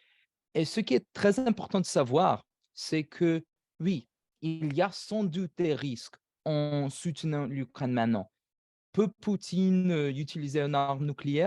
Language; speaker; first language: French; non-native, fluent; English